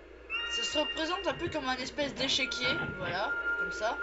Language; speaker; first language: French; native; French